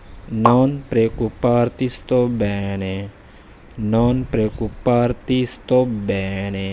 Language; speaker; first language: Italian; non-native, fluent; Urdu